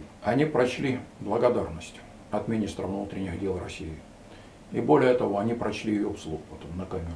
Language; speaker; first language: Russian; native; Russian